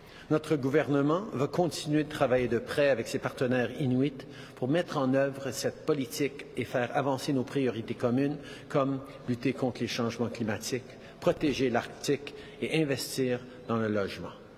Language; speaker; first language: French; early bilingual, heritage; French